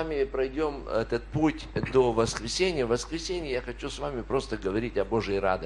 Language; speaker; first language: Polish; non-native, learner; Russian